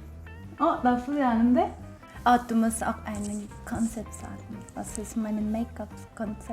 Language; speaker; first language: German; non-native, learner; Korean